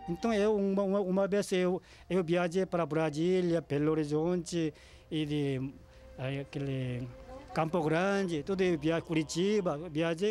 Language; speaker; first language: Portuguese; non-native, learner; Korean